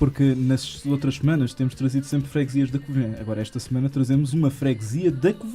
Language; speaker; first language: Portuguese; native; Portuguese